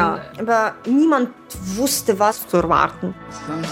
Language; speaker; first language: German; non-native, fluent; Ukrainian